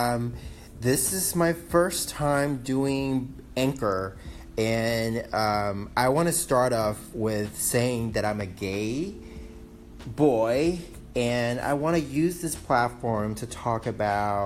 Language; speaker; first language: English; non-native, fluent; Chinese